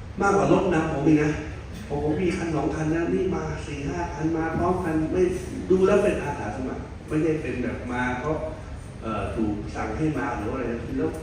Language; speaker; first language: Thai; native; Thai